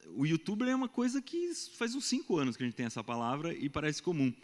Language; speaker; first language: Portuguese; native; Portuguese